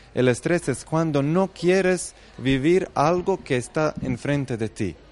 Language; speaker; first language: Spanish; non-native, fluent; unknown